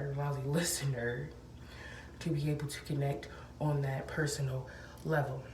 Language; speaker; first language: English; native; English